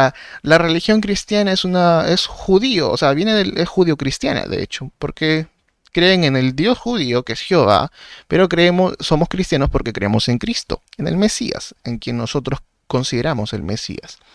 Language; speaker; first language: Spanish; native; Spanish